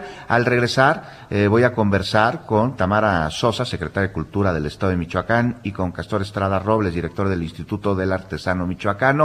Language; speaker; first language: Spanish; native; Spanish